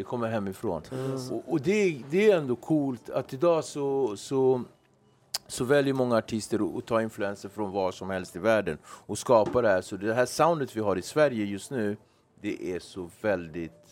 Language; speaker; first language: Swedish; native; Swedish